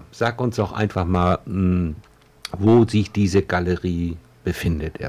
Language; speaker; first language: German; native; German